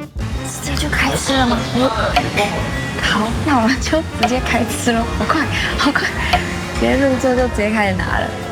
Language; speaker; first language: Chinese; native; Chinese